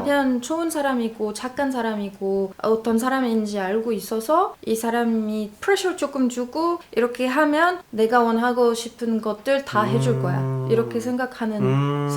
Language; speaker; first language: Korean; non-native, fluent; Arabic